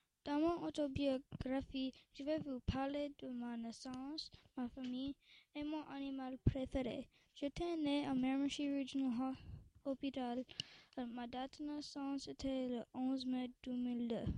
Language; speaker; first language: French; non-native, local second language; English